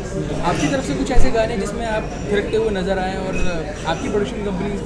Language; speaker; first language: Hindi; native; Hindi